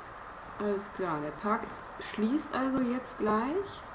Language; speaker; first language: German; native; German